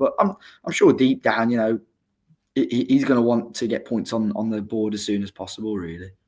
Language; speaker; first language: English; native; English